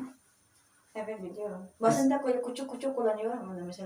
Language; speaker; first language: Turkish; non-native, learner; Filipino